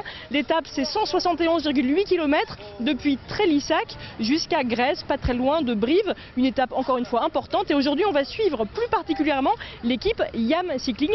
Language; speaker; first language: French; native; French